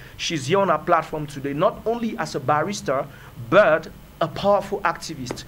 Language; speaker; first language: English; native; English